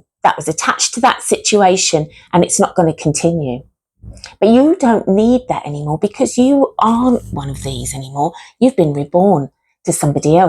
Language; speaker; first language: English; native; English